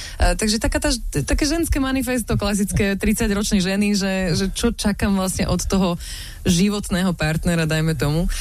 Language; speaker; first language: Slovak; early bilingual, other home language; English